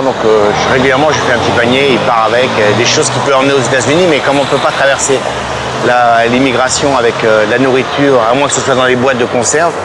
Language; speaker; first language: French; native; French